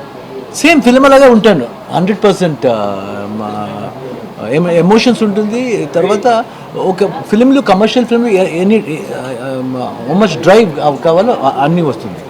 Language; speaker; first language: Telugu; non-native, learner; Kannada